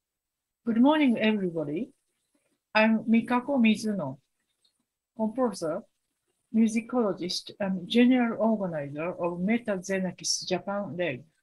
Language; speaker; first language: English; non-native, fluent; Japanese